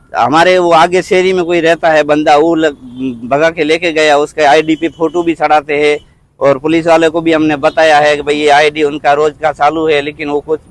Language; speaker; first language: Hindi; non-native, local second language; Marwari